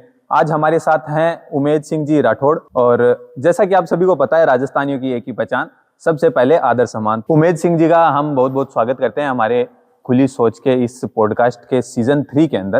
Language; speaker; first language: Hindi; native; Hindi